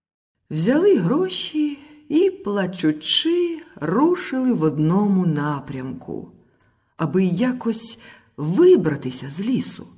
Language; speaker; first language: Ukrainian; native; Ukrainian